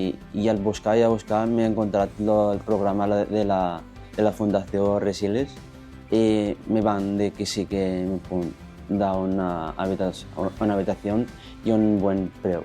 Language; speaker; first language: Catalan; non-native, local second language; Spanish